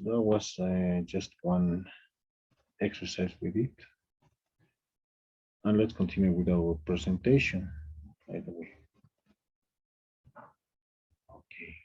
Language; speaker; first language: English; non-native, fluent; Spanish